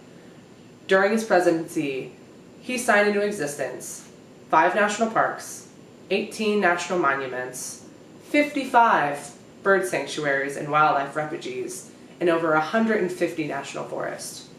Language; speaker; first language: English; native; English